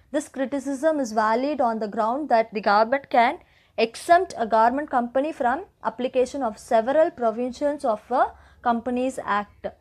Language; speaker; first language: English; non-native, local second language; Tamil